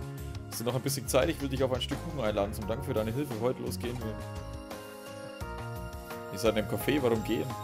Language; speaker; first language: German; native; German